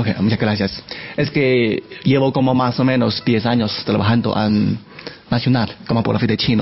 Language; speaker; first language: Spanish; non-native, learner; Chinese